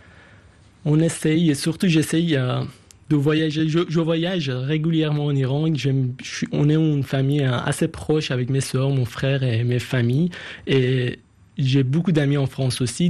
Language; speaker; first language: French; non-native, fluent; Persian